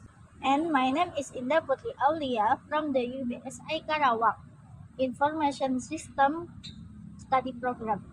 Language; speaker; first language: English; non-native, learner; Indonesian